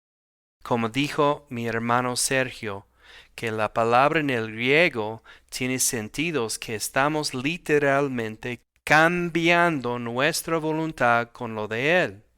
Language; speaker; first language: Spanish; non-native, fluent; English